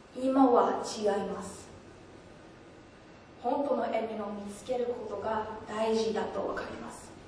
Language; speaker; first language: Japanese; non-native, learner; English